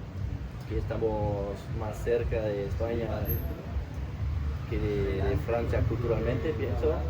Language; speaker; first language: Spanish; non-native, fluent; French